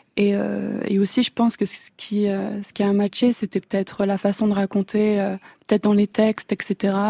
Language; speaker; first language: French; native; French